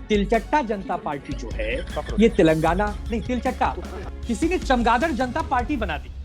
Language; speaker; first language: Hindi; native; Hindi